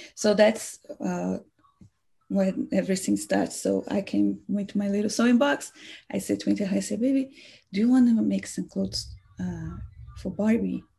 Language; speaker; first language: English; non-native, fluent; Portuguese